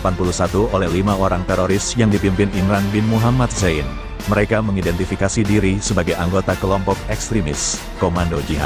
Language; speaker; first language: Indonesian; native; Indonesian